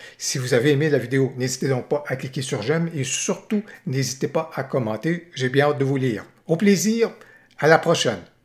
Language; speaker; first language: French; native; French